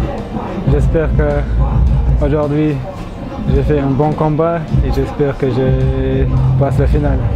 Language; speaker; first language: French; non-native, learner; Chechen